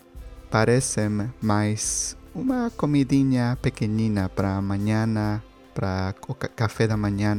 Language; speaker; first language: Portuguese; non-native, learner; Spanish